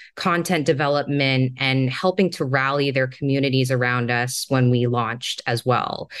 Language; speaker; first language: English; native; English